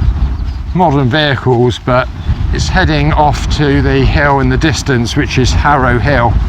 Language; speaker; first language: English; native; English